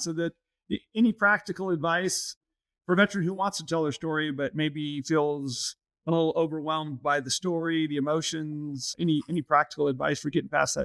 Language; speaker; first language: English; native; English